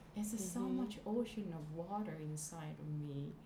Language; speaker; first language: English; non-native, fluent; Japanese